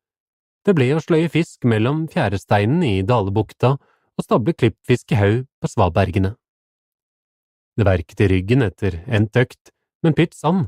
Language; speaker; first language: Norwegian; native; Norwegian